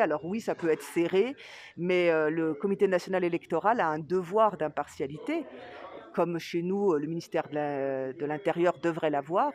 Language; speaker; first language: French; native; French